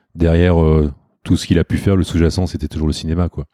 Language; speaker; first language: French; native; French